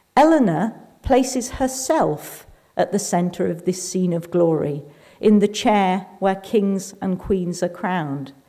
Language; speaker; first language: English; native; English